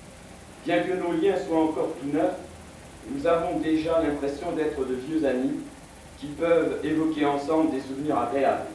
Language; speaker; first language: French; native; French